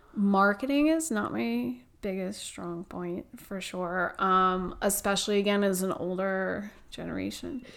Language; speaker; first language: English; native; English